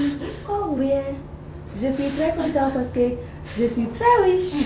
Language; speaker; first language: French; non-native, learner; English